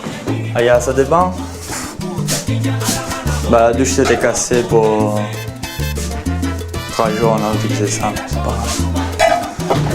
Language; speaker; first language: French; non-native, fluent; Italian